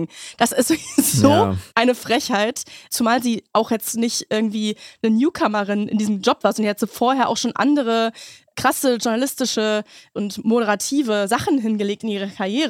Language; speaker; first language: German; native; German